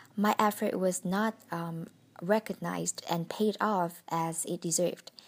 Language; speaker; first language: English; non-native, fluent; Vietnamese